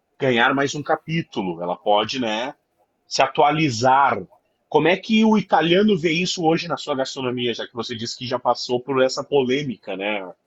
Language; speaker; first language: Portuguese; native; Portuguese